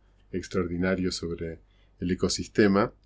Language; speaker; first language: Spanish; native; Spanish